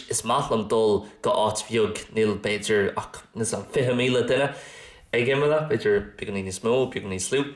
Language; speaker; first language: Irish; non-native, local second language; English